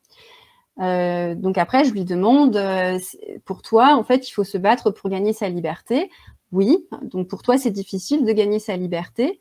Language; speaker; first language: French; native; French